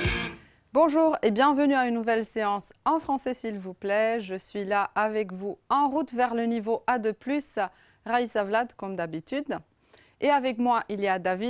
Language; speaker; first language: French; non-native, fluent; Romanian